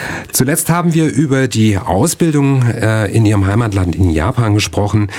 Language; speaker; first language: German; native; German